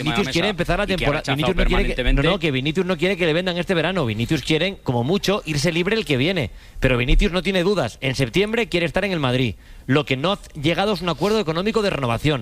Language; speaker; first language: Spanish; native; Spanish